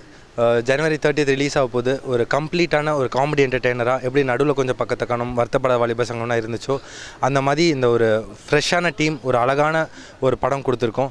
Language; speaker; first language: Tamil; native; Tamil